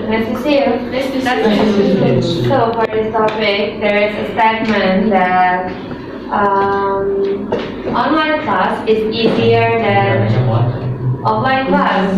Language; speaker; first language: English; non-native, learner; Indonesian